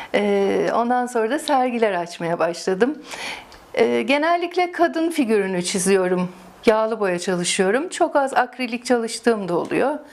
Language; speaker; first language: Turkish; early bilingual, heritage; Turkish